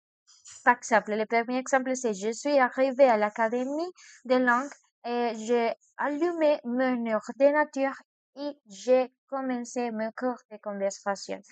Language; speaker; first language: French; non-native, learner; Spanish